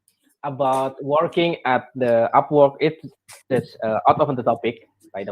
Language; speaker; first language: English; non-native, learner; Indonesian